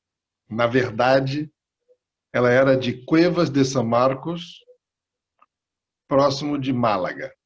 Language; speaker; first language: Portuguese; non-native, fluent; Spanish